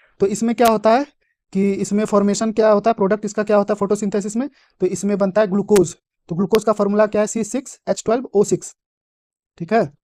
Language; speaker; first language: Hindi; native; Hindi